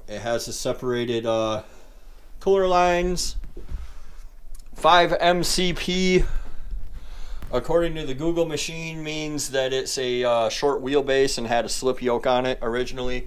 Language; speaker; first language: English; native; English